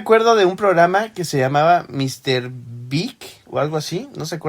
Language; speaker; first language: Spanish; native; Spanish